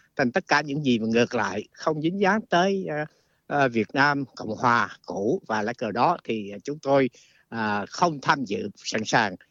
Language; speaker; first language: Vietnamese; native; Vietnamese